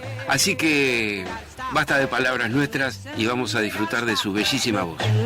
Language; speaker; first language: Spanish; native; Spanish